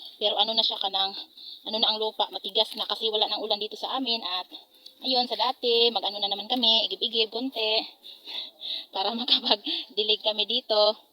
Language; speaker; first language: Filipino; non-native, local second language; Hiligaynon